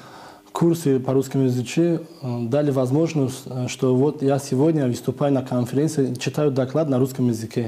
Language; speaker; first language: Russian; non-native, fluent; Tajik